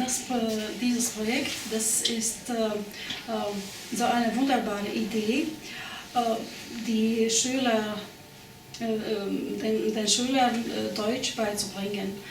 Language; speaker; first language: German; non-native, fluent; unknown